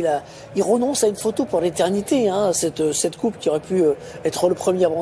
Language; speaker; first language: French; native; French